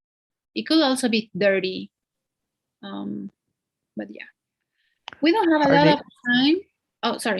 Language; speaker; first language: English; non-native, fluent; Spanish